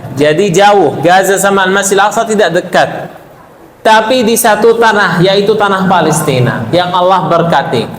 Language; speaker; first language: Indonesian; non-native, fluent; Arabic